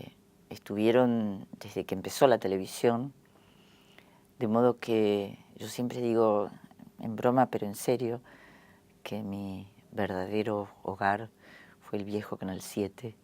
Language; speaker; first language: Spanish; native; Spanish